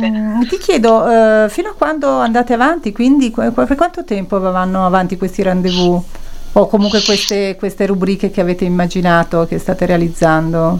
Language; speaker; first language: Italian; native; Italian